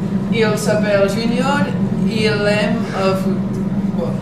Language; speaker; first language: French; non-native, learner; Catalan